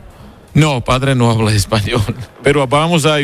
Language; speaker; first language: Spanish; non-native, fluent; Georgian